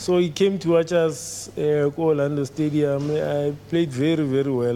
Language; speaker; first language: English; non-native, local second language; Southern Sotho